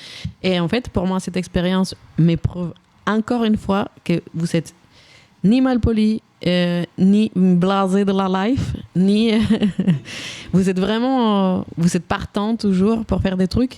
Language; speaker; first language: French; native; French